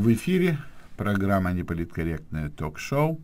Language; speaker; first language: Russian; native; Russian